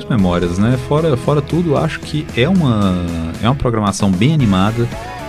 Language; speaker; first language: Portuguese; native; Portuguese